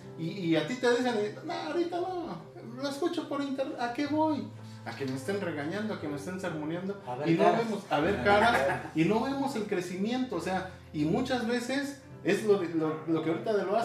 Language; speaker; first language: Spanish; native; Spanish